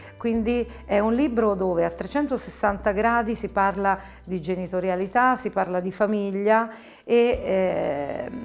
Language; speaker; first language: Italian; non-native, fluent; Arabic